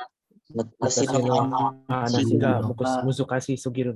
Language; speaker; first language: Japanese; non-native, learner; Indonesian